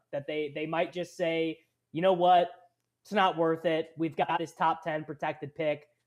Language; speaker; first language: English; native; English